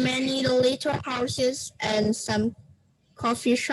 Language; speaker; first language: English; non-native, learner; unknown